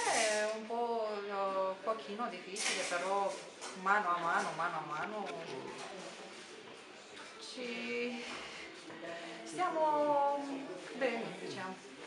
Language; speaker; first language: Italian; non-native, fluent; Romanian